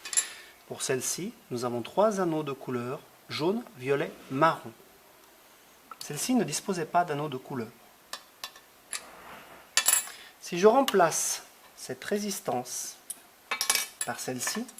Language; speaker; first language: French; native; French